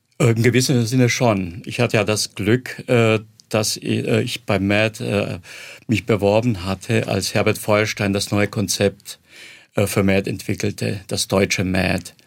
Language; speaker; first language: German; non-native, fluent; Croatian